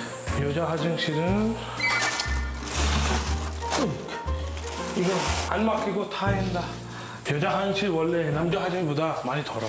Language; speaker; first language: Korean; non-native, learner; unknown